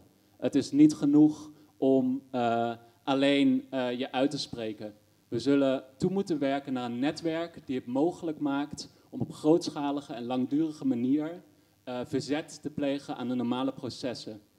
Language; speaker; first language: Dutch; native; Dutch